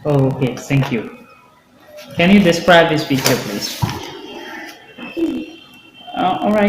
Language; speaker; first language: English; non-native, fluent; Bangla